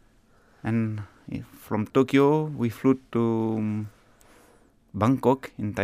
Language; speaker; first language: English; non-native, learner; French